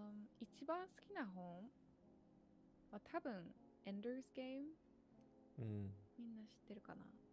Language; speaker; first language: Japanese; non-native, fluent; English